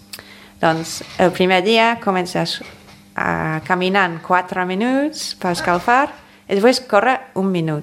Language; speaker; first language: Catalan; non-native, fluent; English